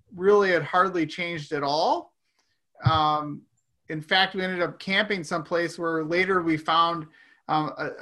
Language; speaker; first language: English; native; English